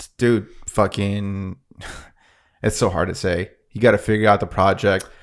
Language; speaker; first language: English; native; English